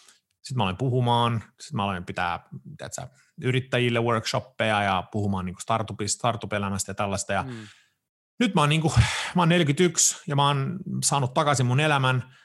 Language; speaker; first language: Finnish; early bilingual, heritage; Finnish